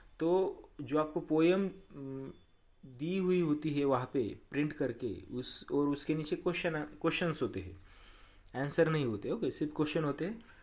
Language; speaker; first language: Hindi; non-native, local second language; Marathi